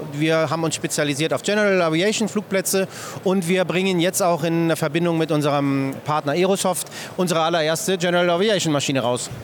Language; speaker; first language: German; native; German